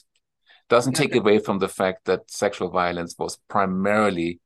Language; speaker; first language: English; non-native, fluent; German